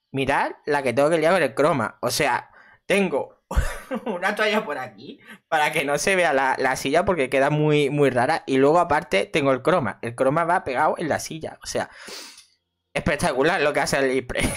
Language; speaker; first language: Spanish; native; Spanish